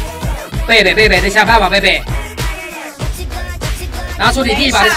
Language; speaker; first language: Chinese; native; Chinese